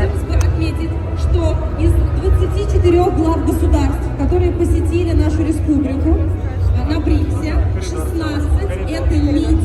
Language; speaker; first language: Russian; native; Russian